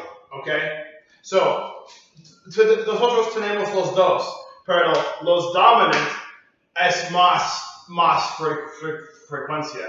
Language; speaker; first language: Spanish; non-native, learner; English